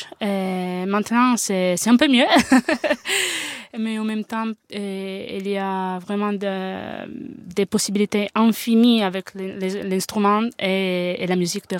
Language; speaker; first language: French; non-native, fluent; Italian